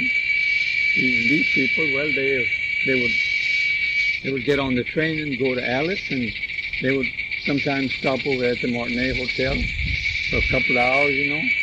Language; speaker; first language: English; early bilingual, other home language; Spanish